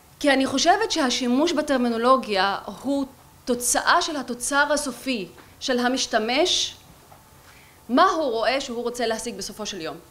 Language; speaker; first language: Hebrew; non-native, local second language; Arabic